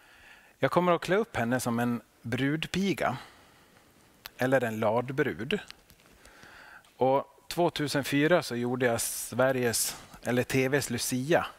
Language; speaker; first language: Swedish; non-native, local second language; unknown